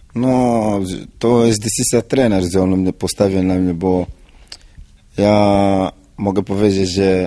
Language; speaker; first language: Polish; non-native, learner; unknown